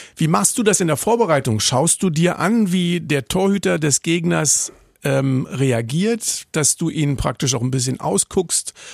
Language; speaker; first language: German; native; German